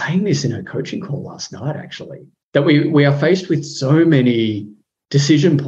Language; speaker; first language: English; native; English